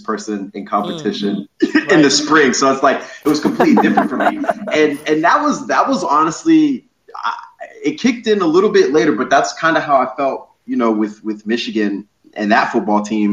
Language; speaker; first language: English; native; English